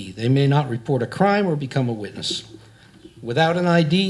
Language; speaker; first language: English; native; English